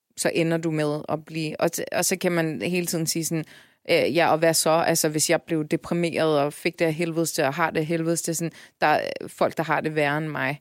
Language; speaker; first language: Danish; early bilingual, other home language; Turkish